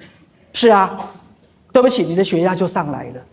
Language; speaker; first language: Chinese; native; Chinese